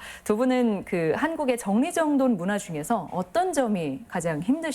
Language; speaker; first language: Korean; native; Korean